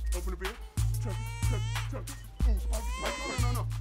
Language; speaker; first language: English; native; English